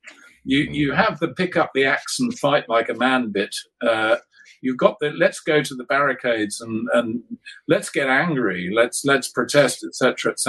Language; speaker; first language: English; native; English